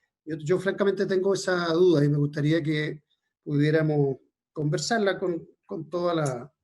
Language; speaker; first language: Spanish; native; Spanish